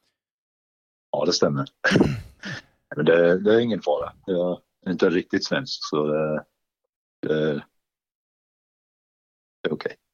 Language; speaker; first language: Swedish; non-native, fluent; English